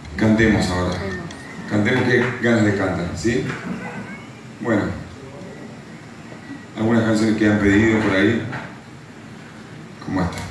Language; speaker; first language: Spanish; native; Spanish